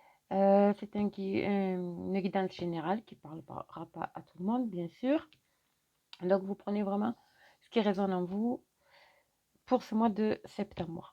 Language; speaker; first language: French; native; French